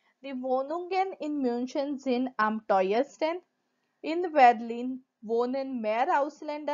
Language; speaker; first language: German; non-native, fluent; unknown